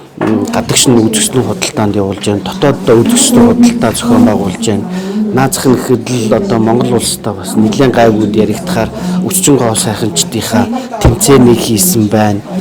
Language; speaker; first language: Mongolian; native; Mongolian